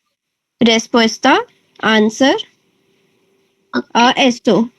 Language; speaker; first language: Spanish; non-native, learner; Hindi